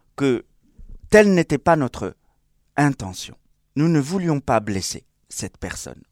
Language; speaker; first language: French; non-native, fluent; Spanish